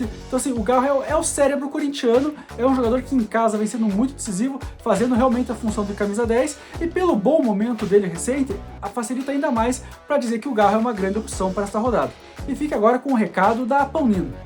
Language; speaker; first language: Portuguese; native; Portuguese